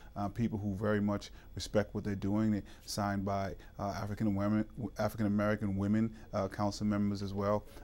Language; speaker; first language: English; native; English